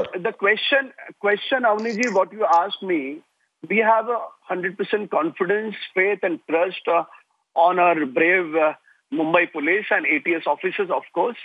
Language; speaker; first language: English; non-native, local second language; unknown